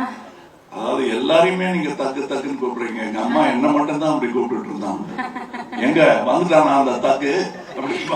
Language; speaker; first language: Tamil; native; Tamil